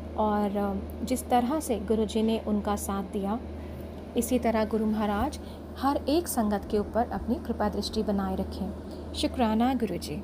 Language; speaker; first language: Hindi; native; Hindi